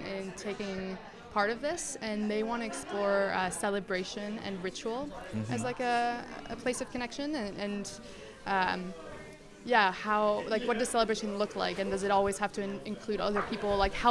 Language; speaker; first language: English; non-native, fluent; Spanish